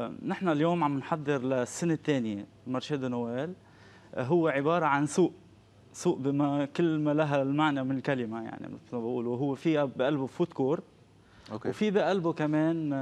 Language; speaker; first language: Arabic; native; Arabic